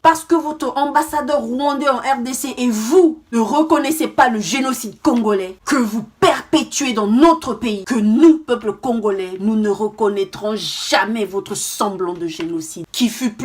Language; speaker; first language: French; non-native, local second language; Kongo